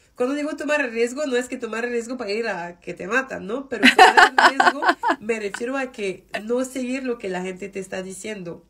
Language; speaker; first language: Spanish; non-native, fluent; French